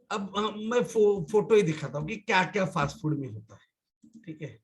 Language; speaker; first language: Hindi; non-native, local second language; Marathi